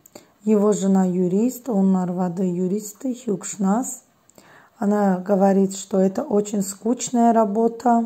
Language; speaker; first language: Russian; non-native, fluent; Azerbaijani